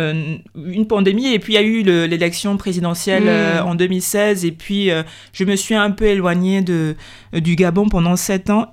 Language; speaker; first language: French; native; French